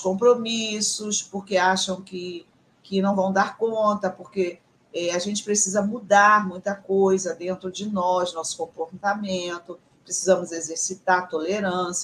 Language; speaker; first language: Portuguese; native; Portuguese